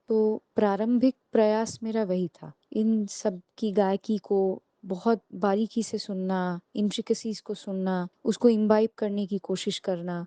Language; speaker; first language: Hindi; non-native, local second language; Bangla